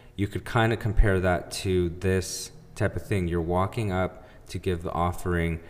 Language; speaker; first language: English; early bilingual, other home language; Spanish